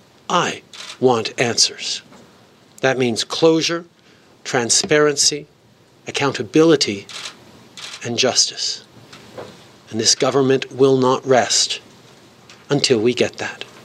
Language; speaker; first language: English; early bilingual, other home language; French